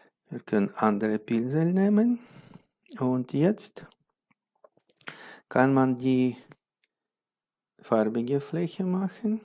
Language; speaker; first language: German; non-native, fluent; Russian